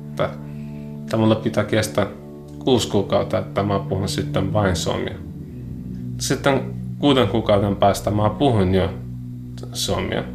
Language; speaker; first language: Finnish; non-native, learner; Arabic